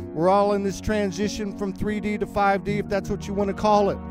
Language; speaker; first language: English; native; English